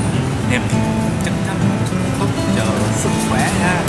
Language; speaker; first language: Vietnamese; non-native, learner; Japanese